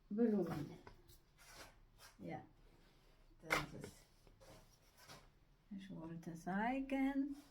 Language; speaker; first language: German; non-native, learner; Amharic